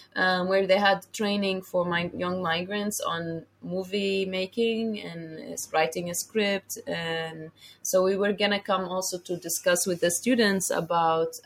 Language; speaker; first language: English; non-native, fluent; Arabic